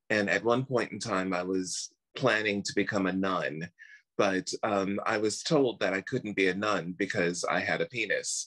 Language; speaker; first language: English; native; English